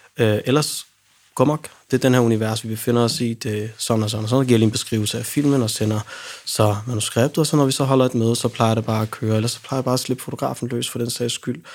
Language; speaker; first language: Danish; early bilingual, other home language; Arabic